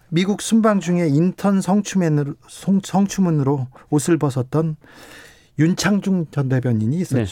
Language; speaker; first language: Korean; native; Korean